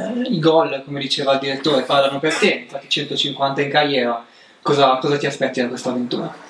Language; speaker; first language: Italian; native; Italian